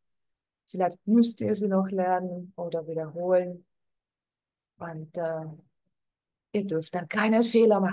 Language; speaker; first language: German; non-native, fluent; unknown